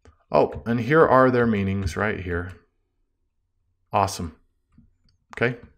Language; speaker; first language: English; native; English